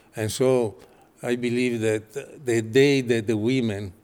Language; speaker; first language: English; non-native, fluent; Italian